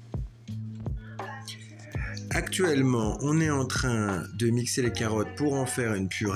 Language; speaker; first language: French; native; French